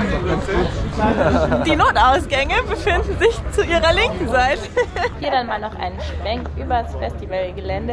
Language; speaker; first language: German; native; German